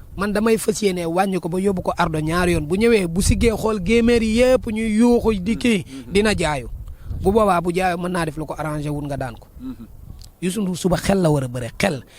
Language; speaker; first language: Wolof; native; Wolof